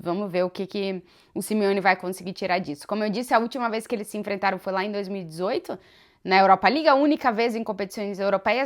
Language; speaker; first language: Portuguese; native; Portuguese